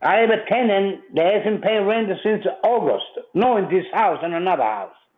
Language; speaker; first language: English; non-native, fluent; Italian